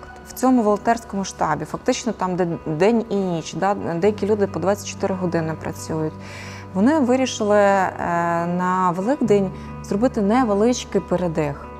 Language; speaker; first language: Ukrainian; native; Ukrainian